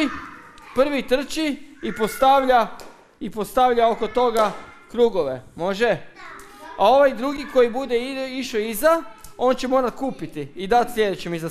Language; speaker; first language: Croatian; native; Croatian